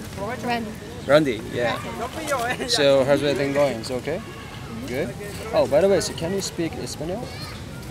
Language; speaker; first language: English; non-native, learner; Japanese